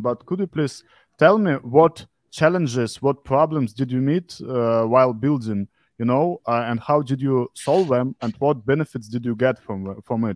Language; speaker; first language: English; non-native, fluent; Russian